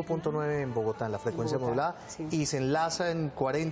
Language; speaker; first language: Spanish; native; Spanish